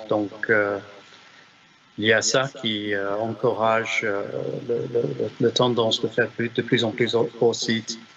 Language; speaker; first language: French; non-native, fluent; English